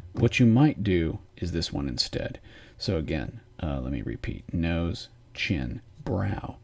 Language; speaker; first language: English; native; English